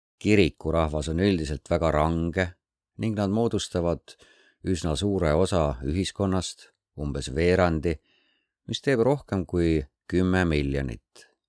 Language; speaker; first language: Estonian; non-native, fluent; Korean